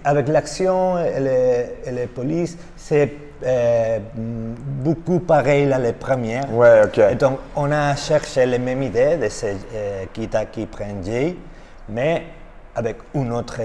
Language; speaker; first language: French; non-native, learner; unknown